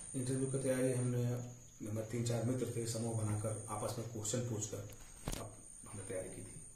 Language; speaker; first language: Hindi; native; Hindi